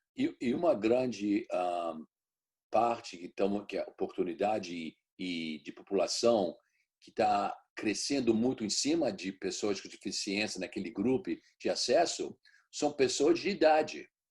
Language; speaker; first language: Portuguese; early bilingual, heritage; Portuguese